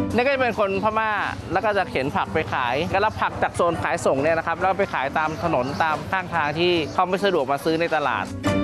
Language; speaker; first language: Thai; early bilingual, other home language; Chinese